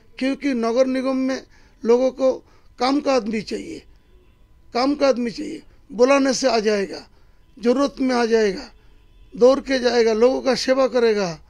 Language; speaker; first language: Hindi; non-native, local second language; Bangla